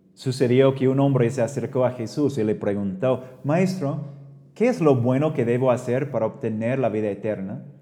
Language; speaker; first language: Spanish; non-native, fluent; English